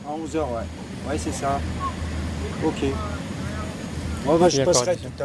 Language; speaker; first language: French; native; French